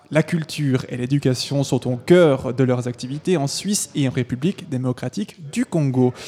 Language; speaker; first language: French; native; French